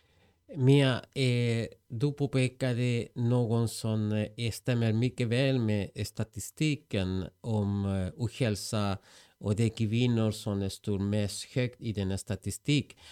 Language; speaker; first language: Swedish; non-native, fluent; Spanish